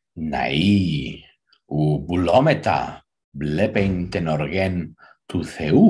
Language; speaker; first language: Greek; non-native, fluent; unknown